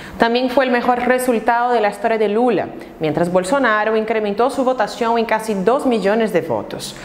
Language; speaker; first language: Spanish; non-native, fluent; Portuguese